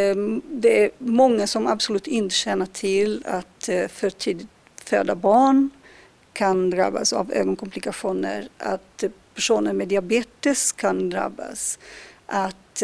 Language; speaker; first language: Swedish; non-native, fluent; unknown